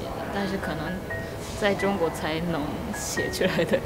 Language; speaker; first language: Chinese; non-native, fluent; Japanese